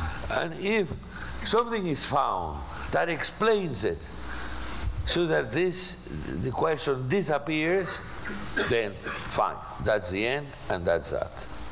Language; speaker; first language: English; non-native, local second language; Spanish